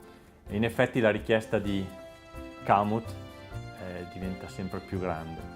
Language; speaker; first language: Italian; native; Italian